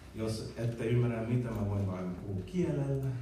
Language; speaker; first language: Finnish; non-native, learner; English